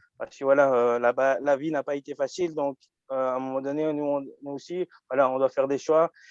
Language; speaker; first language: French; early bilingual, other home language; Japanese